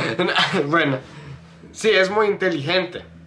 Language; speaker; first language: Spanish; non-native, fluent; English